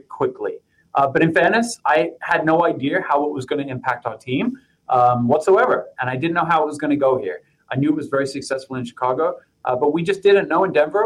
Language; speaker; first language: English; native; English